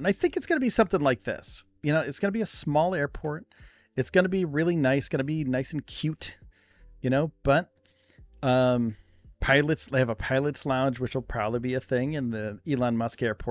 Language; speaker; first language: English; native; English